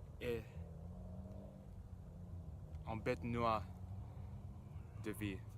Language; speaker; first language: French; non-native, learner; English